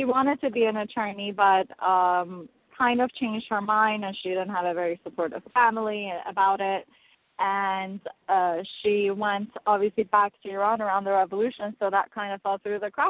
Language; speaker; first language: English; non-native, fluent; Persian